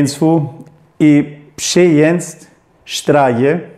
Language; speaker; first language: Polish; non-native, learner; German